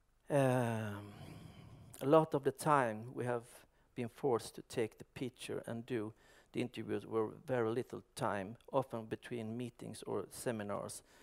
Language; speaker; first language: English; non-native, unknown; Swedish